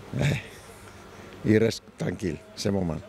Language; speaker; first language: French; non-native, learner; Italian